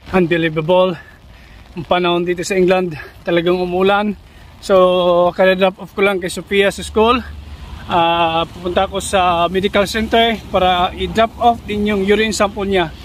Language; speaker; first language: Filipino; non-native, local second language; Cebuano